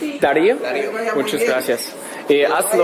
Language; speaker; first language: Spanish; non-native, learner; English